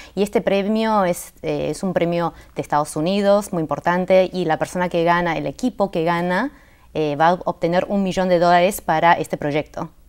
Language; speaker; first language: Spanish; non-native, fluent; Chinese